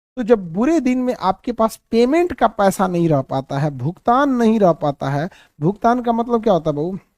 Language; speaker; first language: Hindi; native; Hindi